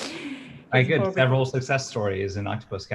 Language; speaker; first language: English; native; English